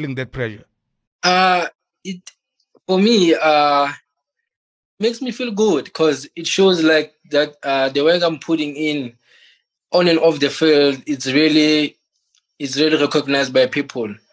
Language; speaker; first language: English; non-native, local second language; Southern Sotho